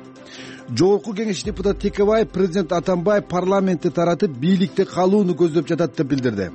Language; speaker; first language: Kyrgyz; native; Kyrgyz